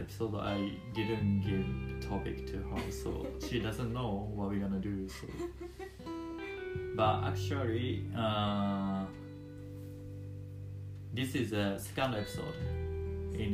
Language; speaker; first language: English; non-native, learner; Japanese